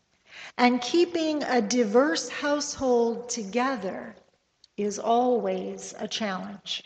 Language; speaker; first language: English; native; English